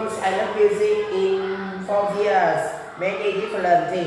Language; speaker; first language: English; non-native, learner; Vietnamese